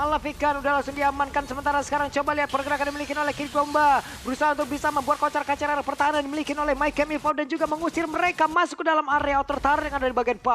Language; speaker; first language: Indonesian; native; Indonesian